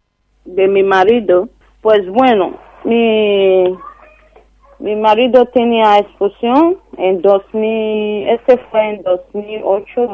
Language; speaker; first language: Spanish; non-native, learner; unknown